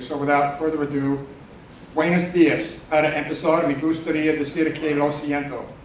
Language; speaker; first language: Spanish; non-native, learner; English